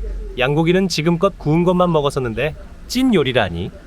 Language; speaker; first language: Korean; native; Korean